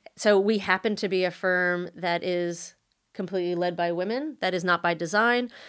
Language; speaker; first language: English; native; English